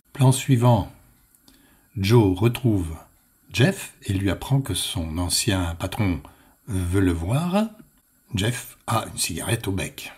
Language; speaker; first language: French; native; French